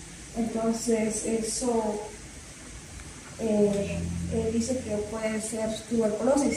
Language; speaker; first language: Spanish; native; Spanish